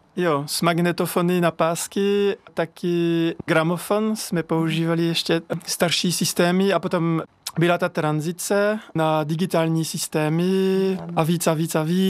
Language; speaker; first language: Czech; non-native, fluent; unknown